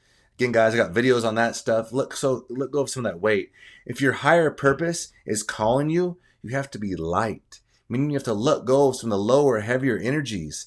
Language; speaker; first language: English; native; English